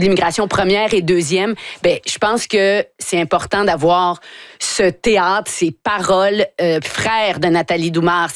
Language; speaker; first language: French; native; French